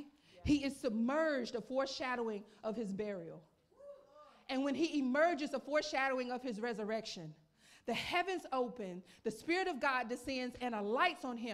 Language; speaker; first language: English; native; English